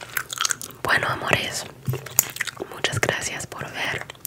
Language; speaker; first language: Spanish; non-native, fluent; English